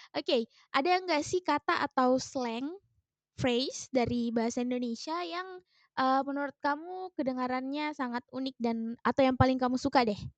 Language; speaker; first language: Indonesian; native; Indonesian